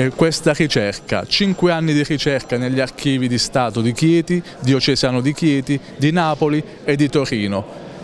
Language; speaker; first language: Italian; native; Italian